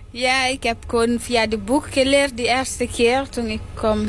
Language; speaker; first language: Dutch; non-native, learner; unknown